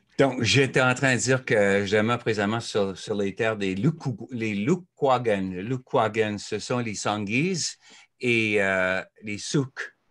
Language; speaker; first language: French; native; French